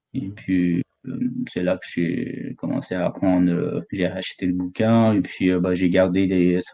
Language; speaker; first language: French; non-native, fluent; Nepali